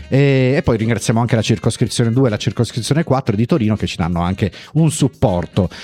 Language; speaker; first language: Italian; native; Italian